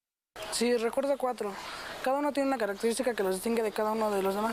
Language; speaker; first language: Spanish; native; Spanish